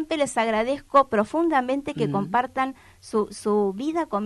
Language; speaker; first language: Spanish; native; Spanish